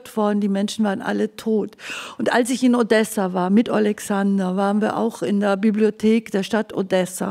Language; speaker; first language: German; native; German